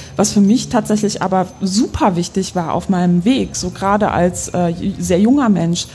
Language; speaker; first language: German; early bilingual, other home language; Polish